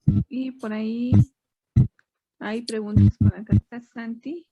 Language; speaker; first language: Spanish; native; Spanish